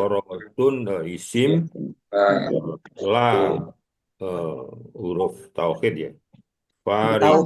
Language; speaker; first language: Arabic; non-native, learner; Indonesian